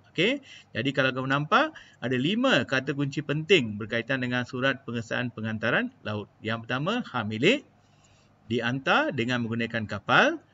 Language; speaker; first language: Malay; non-native, local second language; Malayalam